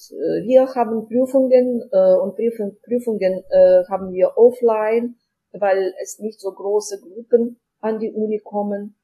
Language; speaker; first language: German; non-native, fluent; Ukrainian